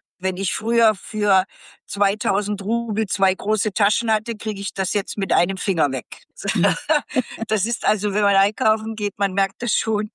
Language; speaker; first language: German; native; German